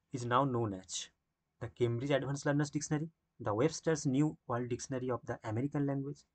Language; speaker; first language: English; non-native, local second language; Bangla